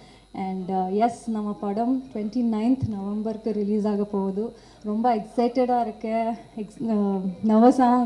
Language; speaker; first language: Tamil; non-native, learner; Kannada